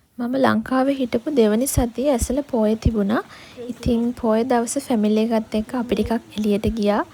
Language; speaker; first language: Sinhala; native; Sinhala